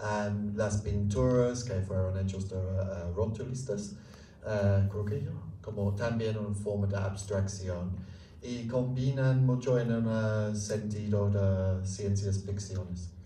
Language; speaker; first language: Spanish; non-native, fluent; English